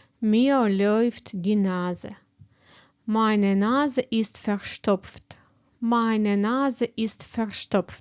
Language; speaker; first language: German; non-native, fluent; Ukrainian